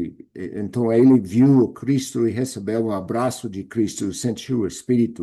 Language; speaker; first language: Portuguese; non-native, fluent; English